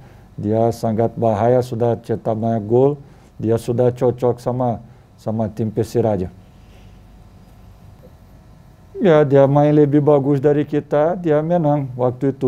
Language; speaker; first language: Indonesian; non-native, fluent; Portuguese